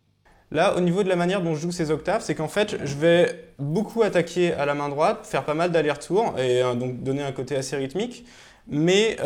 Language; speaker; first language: French; native; French